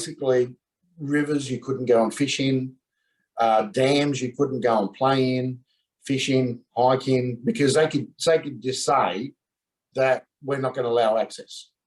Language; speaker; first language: English; native; English